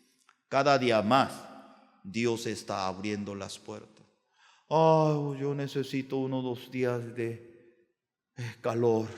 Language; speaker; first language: Spanish; non-native, learner; Korean